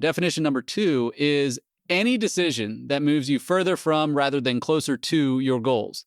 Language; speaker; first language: English; native; English